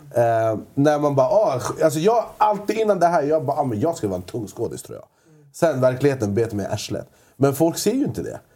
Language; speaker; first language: Swedish; early bilingual, other home language; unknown